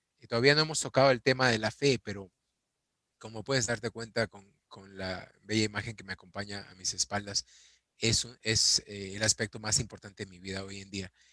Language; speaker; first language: Spanish; native; Spanish